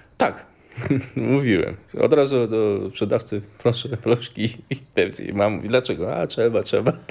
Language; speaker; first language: Polish; early bilingual, other home language; Mongolian